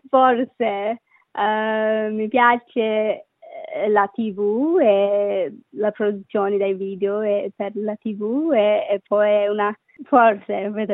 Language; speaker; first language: Italian; non-native, fluent; Sinhala